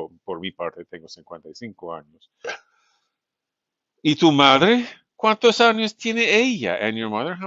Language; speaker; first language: Spanish; non-native, fluent; English